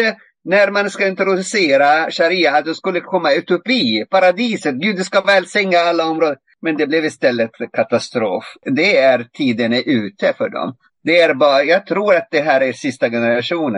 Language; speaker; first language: Swedish; non-native, fluent; Arabic